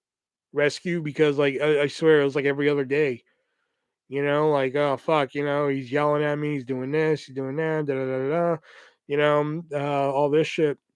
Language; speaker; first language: English; native; English